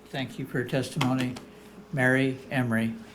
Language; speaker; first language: English; native; English